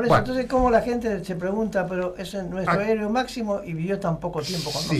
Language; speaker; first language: Spanish; native; Spanish